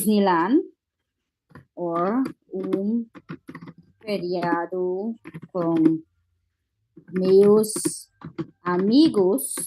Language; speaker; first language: Portuguese; non-native, fluent; English